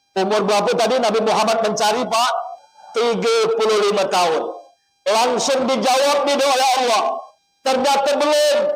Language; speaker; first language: Malay; native; Malay